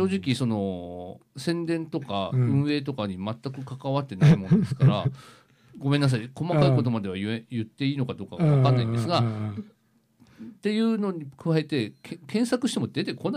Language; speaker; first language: Japanese; native; Japanese